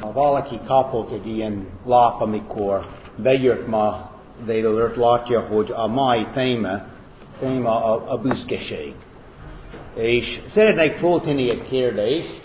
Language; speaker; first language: Hungarian; non-native, fluent; English